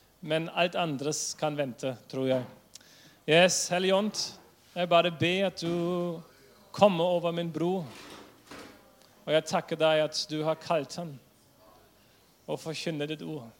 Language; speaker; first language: Norwegian; non-native, fluent; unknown